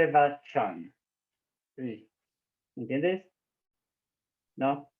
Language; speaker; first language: Spanish; non-native, learner; English